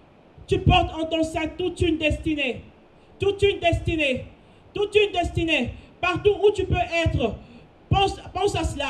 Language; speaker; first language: French; non-native, local second language; Lingala